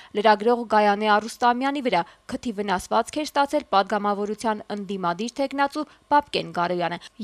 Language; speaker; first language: Armenian; native; Armenian